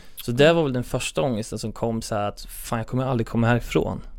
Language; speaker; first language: Swedish; native; Swedish